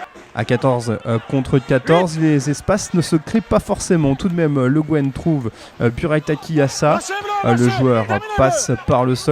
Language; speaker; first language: French; native; French